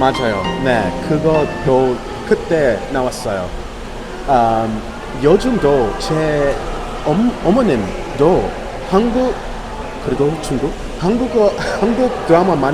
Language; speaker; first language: Korean; non-native, learner; English